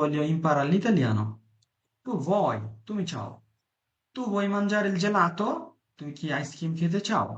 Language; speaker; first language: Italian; non-native, fluent; Bangla